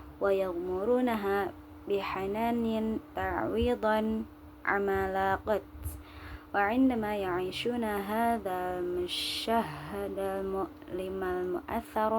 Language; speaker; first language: Arabic; non-native, learner; Indonesian